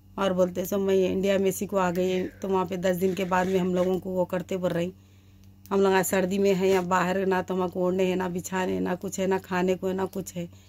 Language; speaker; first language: Hindi; non-native, local second language; Urdu